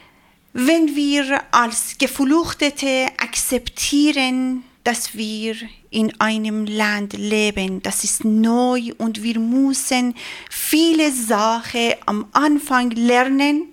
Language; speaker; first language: German; non-native, learner; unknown